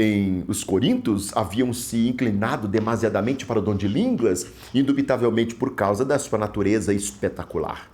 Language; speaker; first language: Portuguese; native; Portuguese